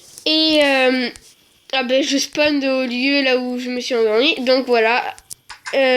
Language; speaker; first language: French; native; French